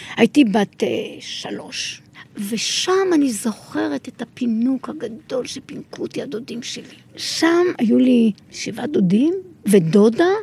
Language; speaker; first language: Hebrew; early bilingual, other home language; Arabic